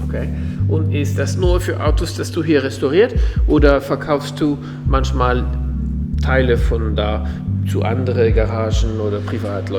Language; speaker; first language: German; non-native, fluent; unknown